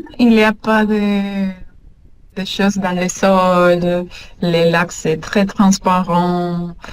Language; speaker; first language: French; non-native, learner; Spanish